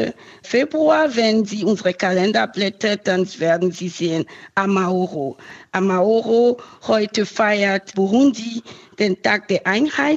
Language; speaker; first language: German; non-native, fluent; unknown